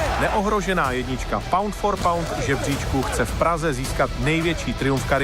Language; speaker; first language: Czech; native; Czech